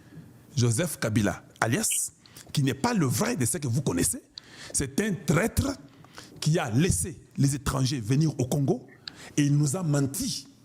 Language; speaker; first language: French; non-native, local second language; Lingala